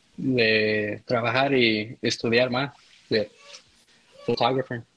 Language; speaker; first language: Spanish; early bilingual, heritage; Spanish